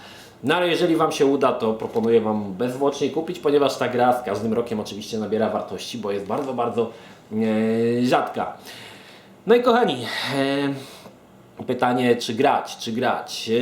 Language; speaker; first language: Polish; native; Polish